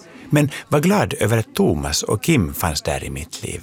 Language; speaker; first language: Swedish; native; Swedish